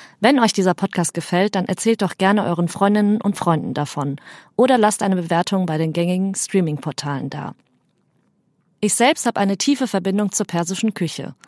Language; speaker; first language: German; native; German